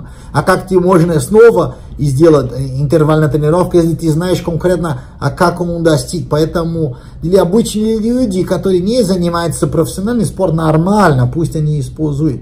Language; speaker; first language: Russian; non-native, learner; Portuguese